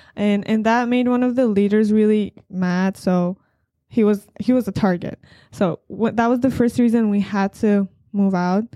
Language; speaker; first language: English; non-native, fluent; Persian